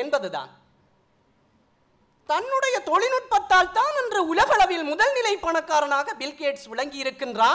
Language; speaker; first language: Tamil; native; Tamil